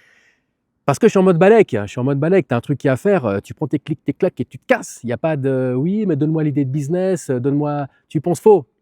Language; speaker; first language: French; native; French